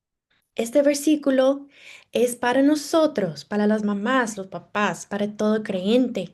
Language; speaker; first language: Spanish; non-native, fluent; English